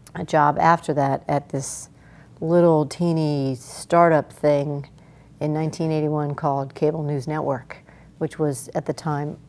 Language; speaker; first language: English; native; English